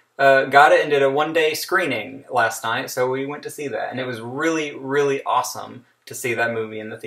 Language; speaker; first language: English; native; English